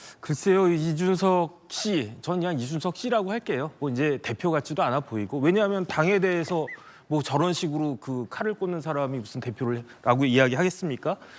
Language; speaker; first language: Korean; native; Korean